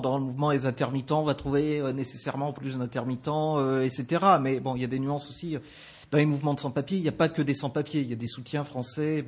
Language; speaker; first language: French; native; French